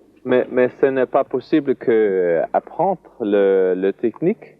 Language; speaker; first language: French; non-native, learner; Danish